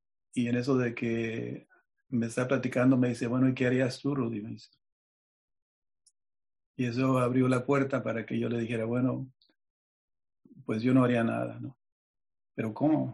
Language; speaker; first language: Spanish; native; Spanish